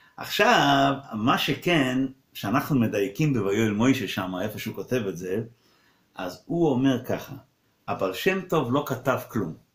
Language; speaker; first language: Hebrew; non-native, local second language; Yiddish